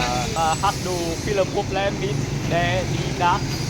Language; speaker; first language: German; non-native, learner; Vietnamese